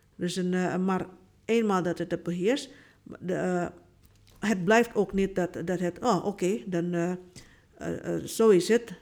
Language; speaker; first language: Dutch; non-native, fluent; Indonesian